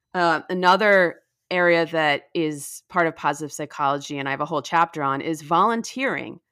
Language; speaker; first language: English; native; English